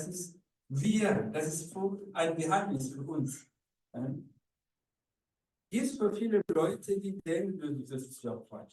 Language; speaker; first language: German; non-native, learner; Rundi